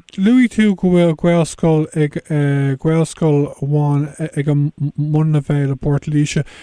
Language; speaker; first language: Irish; non-native, local second language; English